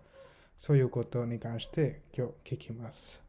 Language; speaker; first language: Japanese; non-native, fluent; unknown